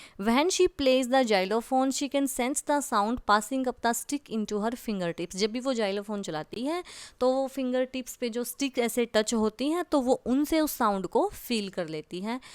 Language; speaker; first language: Hindi; native; Hindi